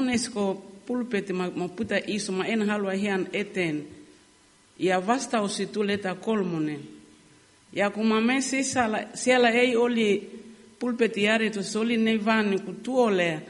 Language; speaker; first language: Finnish; non-native, learner; Lingala